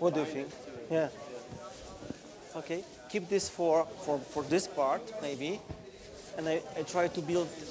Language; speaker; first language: English; non-native, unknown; Polish